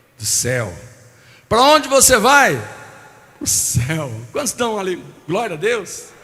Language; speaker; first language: Portuguese; native; Portuguese